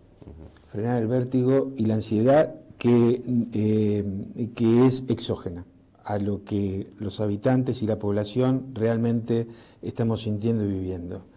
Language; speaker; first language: Spanish; native; Spanish